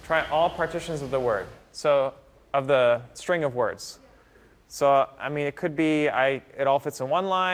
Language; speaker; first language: English; native; English